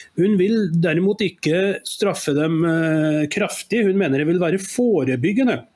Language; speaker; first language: Norwegian; native; Norwegian